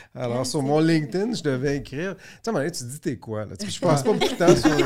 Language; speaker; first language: French; native; French